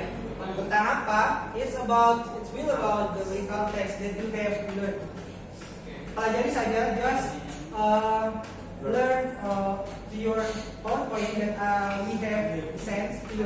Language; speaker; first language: English; non-native, local second language; Indonesian